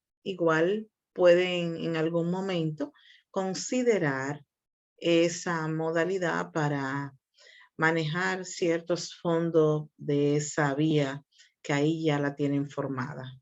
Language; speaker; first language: Spanish; native; Spanish